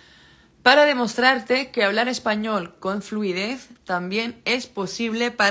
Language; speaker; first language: Spanish; non-native, fluent; Dutch